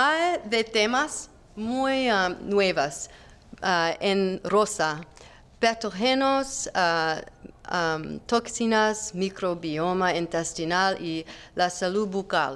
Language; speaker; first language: Spanish; non-native, learner; English